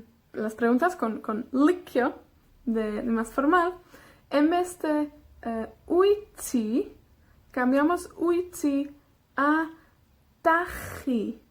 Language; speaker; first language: Spanish; non-native, fluent; Welsh